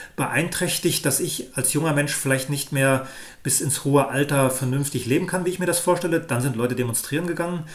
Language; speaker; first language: German; native; German